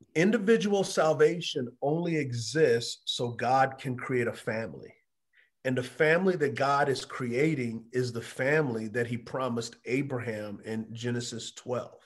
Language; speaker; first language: English; native; English